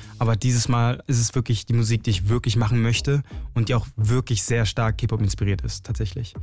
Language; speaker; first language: German; early bilingual, other home language; Chinese